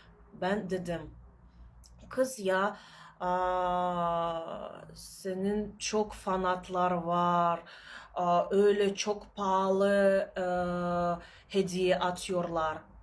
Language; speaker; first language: Turkish; non-native, learner; Russian